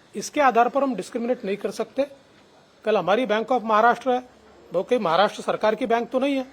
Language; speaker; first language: Hindi; non-native, local second language; Marathi